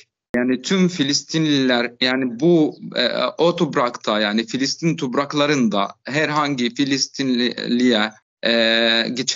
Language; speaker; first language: Turkish; non-native, fluent; Arabic